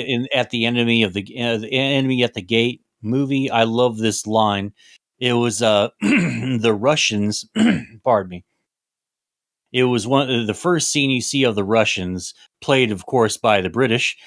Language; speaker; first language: English; native; English